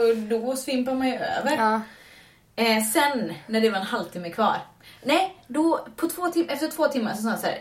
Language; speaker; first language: Swedish; native; Swedish